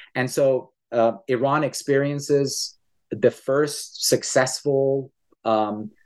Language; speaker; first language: English; early bilingual, other home language; Persian